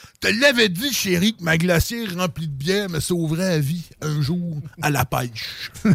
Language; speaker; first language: French; native; French